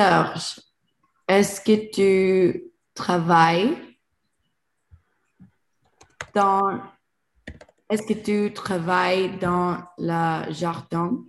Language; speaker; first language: French; non-native, learner; Spanish